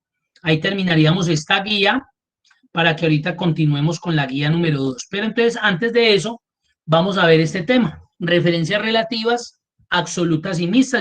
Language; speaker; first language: Spanish; native; Spanish